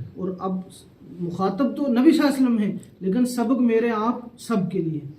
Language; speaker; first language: Urdu; non-native, local second language; Saraiki